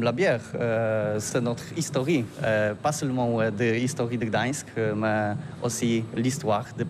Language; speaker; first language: French; non-native, learner; Polish